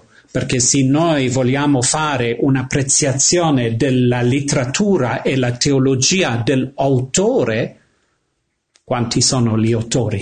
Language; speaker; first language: Italian; non-native, fluent; English